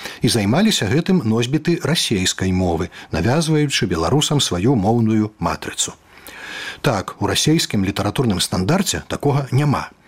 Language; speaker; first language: Belarusian; native; Belarusian